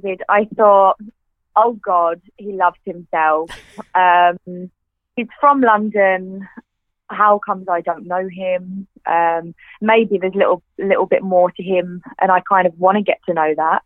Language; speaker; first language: English; native; English